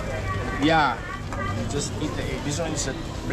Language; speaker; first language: English; non-native, local second language; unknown